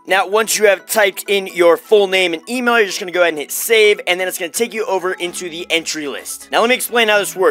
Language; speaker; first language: English; native; English